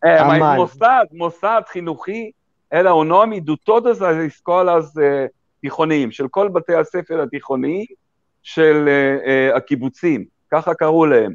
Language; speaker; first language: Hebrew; early bilingual, other home language; Portuguese